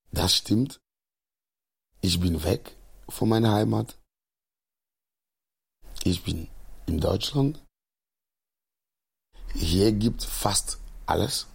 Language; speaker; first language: German; non-native, fluent; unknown